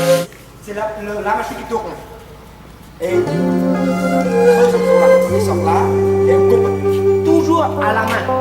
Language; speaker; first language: French; non-native, fluent; Vietnamese